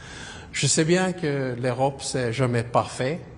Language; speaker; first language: French; non-native, fluent; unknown